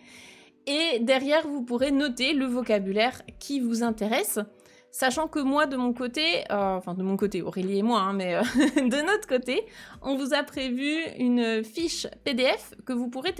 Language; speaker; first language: French; native; French